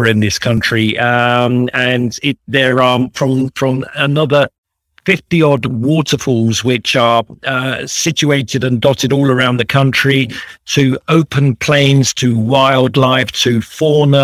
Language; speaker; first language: English; native; English